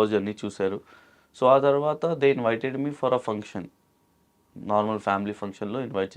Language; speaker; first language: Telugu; non-native, local second language; Urdu